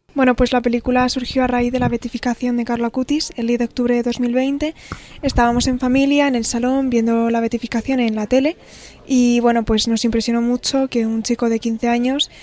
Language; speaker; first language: Spanish; native; Spanish